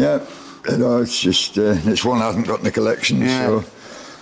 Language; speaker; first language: English; native; English